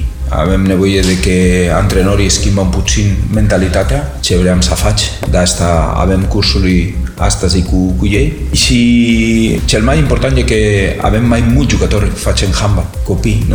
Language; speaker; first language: Romanian; non-native, learner; Spanish